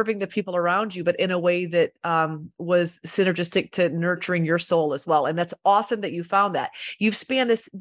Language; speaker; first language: English; native; English